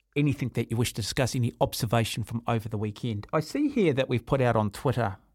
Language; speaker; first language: English; native; English